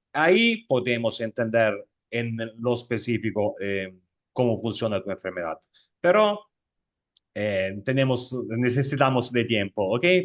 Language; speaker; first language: Spanish; non-native, fluent; Italian